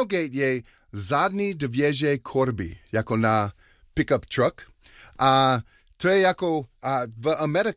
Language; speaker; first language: Czech; non-native, learner; English